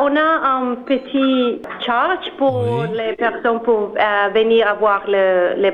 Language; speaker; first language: French; non-native, learner; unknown